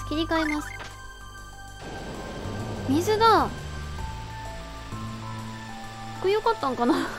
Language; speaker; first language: Japanese; native; Japanese